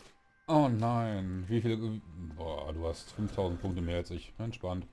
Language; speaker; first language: German; native; German